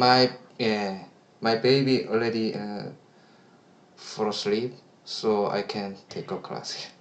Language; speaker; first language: English; non-native, learner; Korean